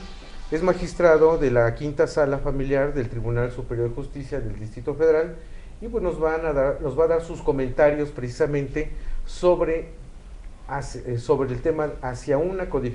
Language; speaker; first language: Spanish; native; Spanish